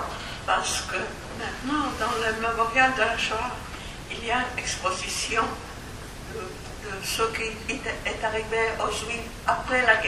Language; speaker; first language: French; non-native, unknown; Polish